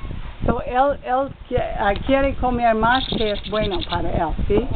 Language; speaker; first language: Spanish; non-native, learner; English